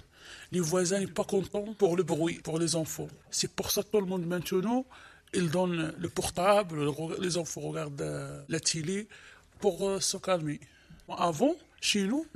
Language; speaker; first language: French; non-native, learner; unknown